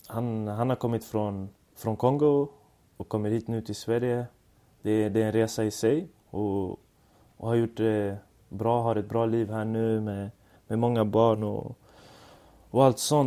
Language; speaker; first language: Swedish; early bilingual, other home language; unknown